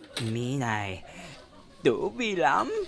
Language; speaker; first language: Vietnamese; non-native, learner; Japanese